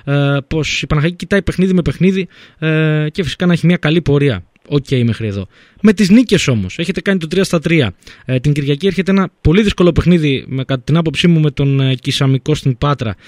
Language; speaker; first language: Greek; native; Greek